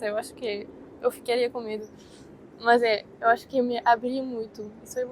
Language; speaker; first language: Portuguese; non-native, fluent; French